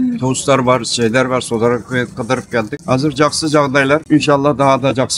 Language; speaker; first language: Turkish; non-native, learner; Kazakh